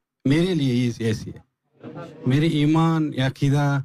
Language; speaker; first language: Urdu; non-native, learner; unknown